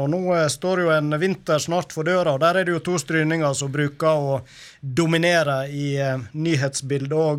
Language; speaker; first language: Norwegian; native; Norwegian